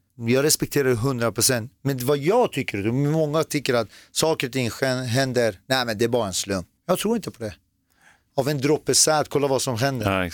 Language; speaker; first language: Swedish; early bilingual, other home language; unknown